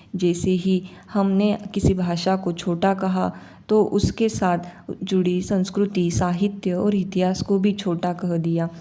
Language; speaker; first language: Hindi; native; Hindi